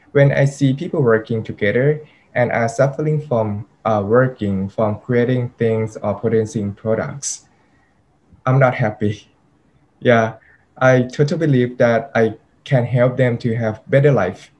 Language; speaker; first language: English; non-native, fluent; Thai